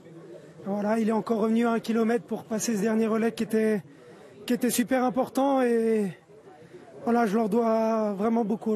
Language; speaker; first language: French; native; French